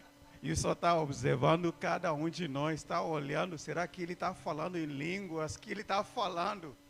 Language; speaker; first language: Portuguese; non-native, fluent; Yoruba